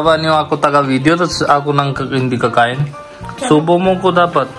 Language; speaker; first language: Filipino; non-native, learner; Hindi